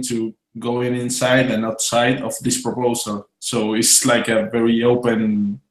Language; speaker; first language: English; non-native, fluent; Spanish